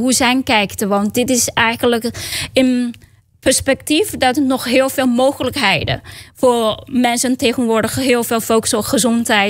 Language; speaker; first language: Dutch; non-native, learner; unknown